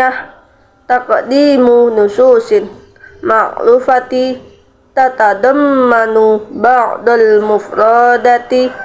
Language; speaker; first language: Arabic; non-native, learner; Indonesian